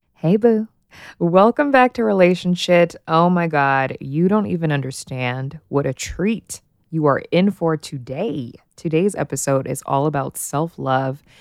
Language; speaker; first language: English; native; English